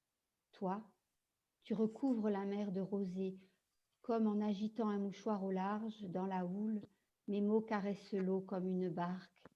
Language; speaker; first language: French; native; French